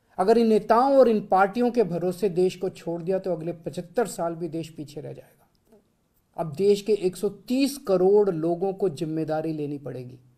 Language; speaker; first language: Hindi; native; Hindi